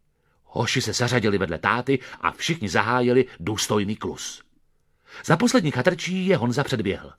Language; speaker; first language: Czech; native; Czech